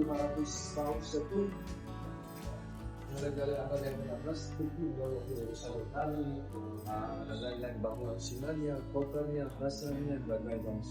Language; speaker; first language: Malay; non-native, learner; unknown